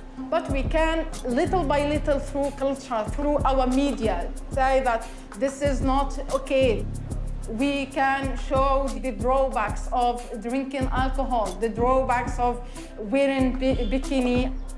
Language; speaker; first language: English; non-native, fluent; Arabic